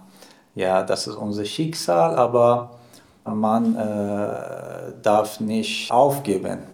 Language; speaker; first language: German; non-native, learner; Persian